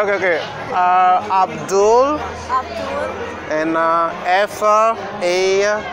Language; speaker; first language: English; non-native, learner; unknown